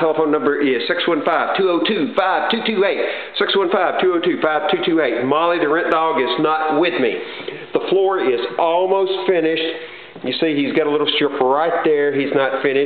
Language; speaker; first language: English; native; English